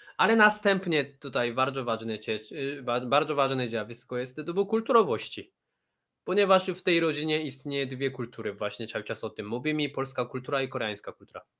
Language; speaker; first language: Polish; non-native, fluent; Korean